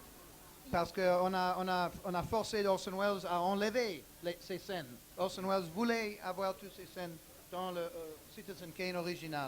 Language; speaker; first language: French; non-native, learner; English